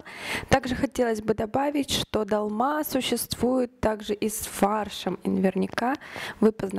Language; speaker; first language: Russian; native; Russian